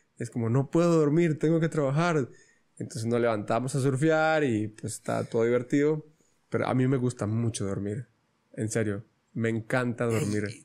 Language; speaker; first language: Spanish; native; Spanish